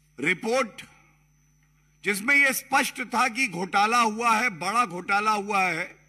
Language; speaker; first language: Hindi; native; Hindi